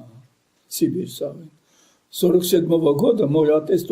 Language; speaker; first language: Russian; non-native, local second language; Armenian